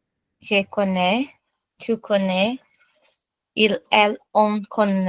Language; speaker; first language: French; non-native, learner; Portuguese